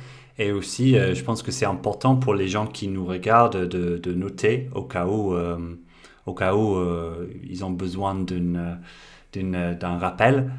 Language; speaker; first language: French; non-native, fluent; English